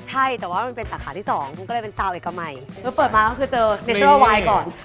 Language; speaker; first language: Thai; non-native, local second language; Lao